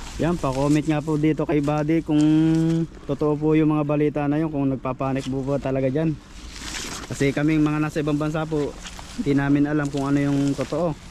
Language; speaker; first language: Filipino; native; Filipino